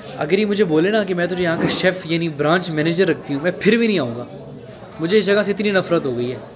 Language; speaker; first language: Hindi; non-native, local second language; Punjabi